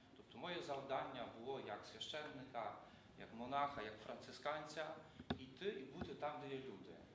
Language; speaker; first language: Ukrainian; non-native, local second language; Polish